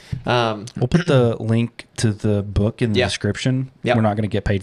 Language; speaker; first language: English; native; English